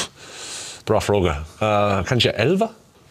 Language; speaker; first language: Swedish; non-native, learner; English